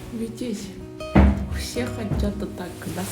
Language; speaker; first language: Russian; non-native, learner; Japanese